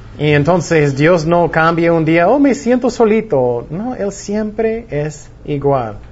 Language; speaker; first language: Spanish; non-native, fluent; English